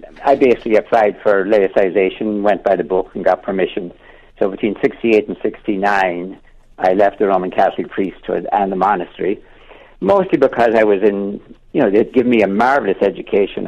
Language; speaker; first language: English; native; English